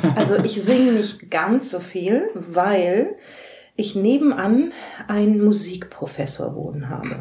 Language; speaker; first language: German; native; German